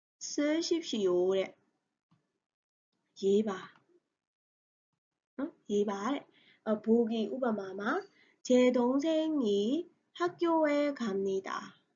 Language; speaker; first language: Korean; non-native, fluent; Burmese